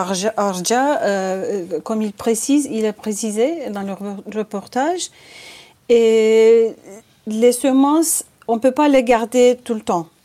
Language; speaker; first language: French; non-native, fluent; Turkish